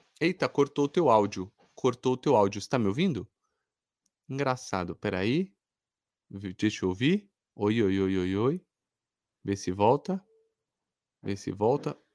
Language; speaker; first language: Portuguese; native; Portuguese